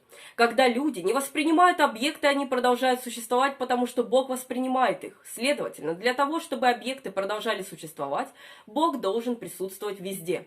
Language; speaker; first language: Russian; native; Russian